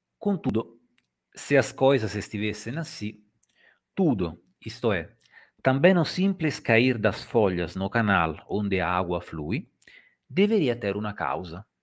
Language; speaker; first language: Portuguese; non-native, fluent; Italian